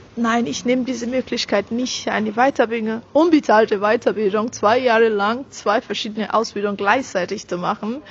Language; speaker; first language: German; non-native, fluent; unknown